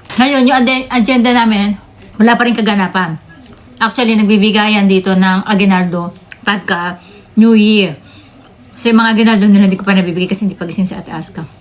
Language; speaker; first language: Filipino; native; Filipino